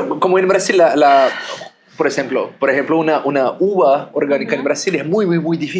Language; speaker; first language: Spanish; non-native, fluent; Portuguese